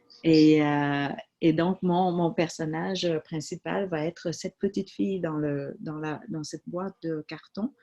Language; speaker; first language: French; early bilingual, other home language; Vietnamese